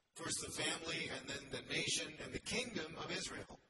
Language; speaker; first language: English; native; English